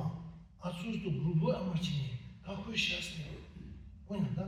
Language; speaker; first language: Russian; non-native, learner; Tibetan